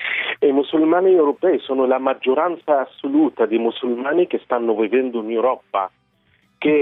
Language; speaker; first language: Italian; non-native, fluent; Arabic